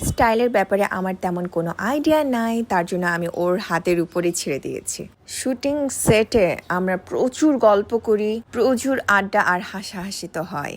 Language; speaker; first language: Bangla; non-native, local second language; Marma